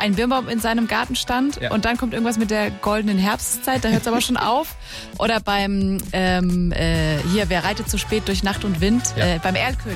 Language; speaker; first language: German; native; German